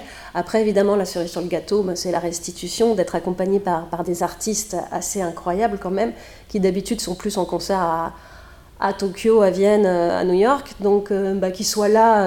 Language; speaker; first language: French; native; French